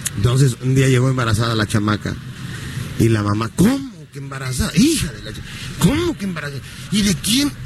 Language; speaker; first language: Spanish; native; Spanish